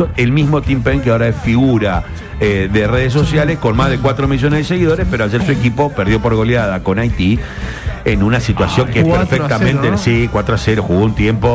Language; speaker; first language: Spanish; native; Spanish